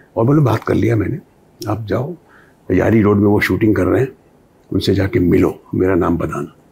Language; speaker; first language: Hindi; native; Hindi